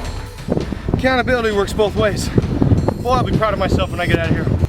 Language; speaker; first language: English; native; English